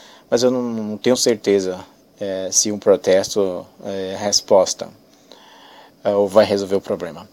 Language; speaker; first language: Portuguese; native; Portuguese